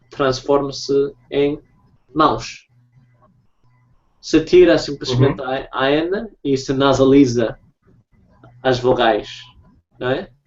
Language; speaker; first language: Portuguese; non-native, fluent; English